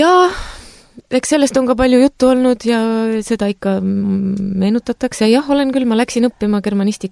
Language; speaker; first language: Estonian; native; Estonian